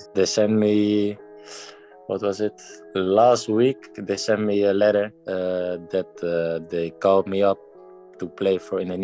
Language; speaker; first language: English; non-native, fluent; Dutch